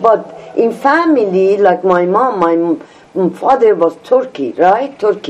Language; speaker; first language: English; non-native, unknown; Persian